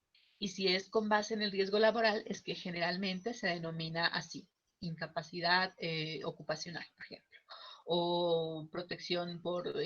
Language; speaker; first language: Spanish; native; Spanish